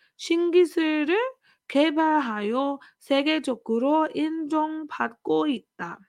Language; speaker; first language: Korean; non-native, learner; English